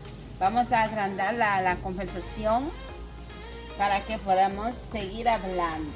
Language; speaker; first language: Spanish; non-native, fluent; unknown